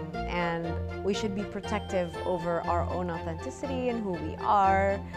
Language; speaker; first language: English; non-native, fluent; Indonesian